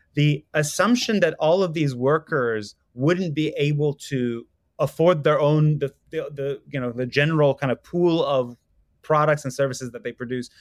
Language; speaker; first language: English; non-native, fluent; Persian